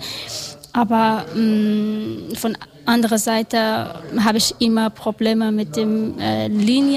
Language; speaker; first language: German; non-native, learner; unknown